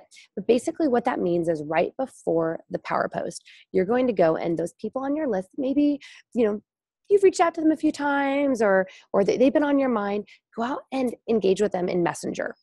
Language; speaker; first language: English; native; English